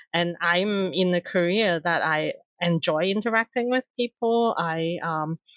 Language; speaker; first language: English; non-native, local second language; Cantonese